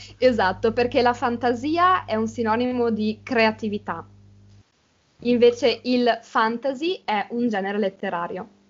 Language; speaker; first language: Italian; native; Italian